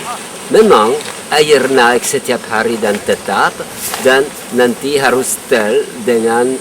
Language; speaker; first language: Indonesian; non-native, learner; French